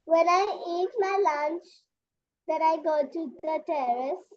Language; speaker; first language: English; non-native, learner; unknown